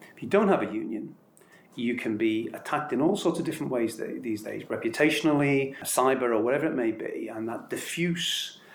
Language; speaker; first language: English; native; English